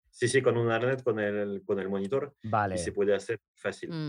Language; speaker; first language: Spanish; non-native, learner; French